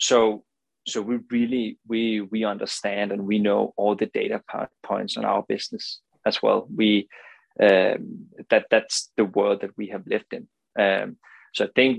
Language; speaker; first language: English; non-native, fluent; Danish